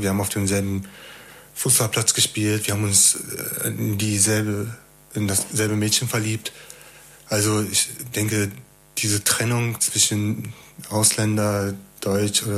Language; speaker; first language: German; early bilingual, other home language; Turkish